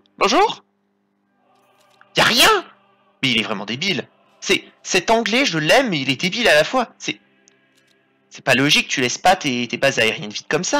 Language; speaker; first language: French; native; French